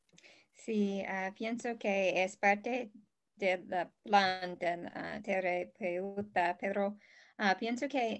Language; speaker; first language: Spanish; non-native, learner; English